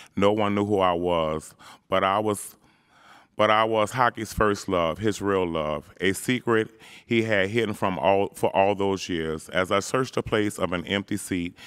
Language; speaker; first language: English; native; English